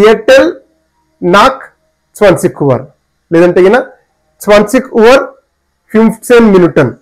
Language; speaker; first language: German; non-native, fluent; Telugu